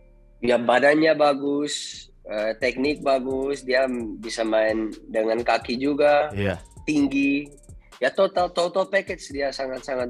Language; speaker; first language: Indonesian; non-native, fluent; Dutch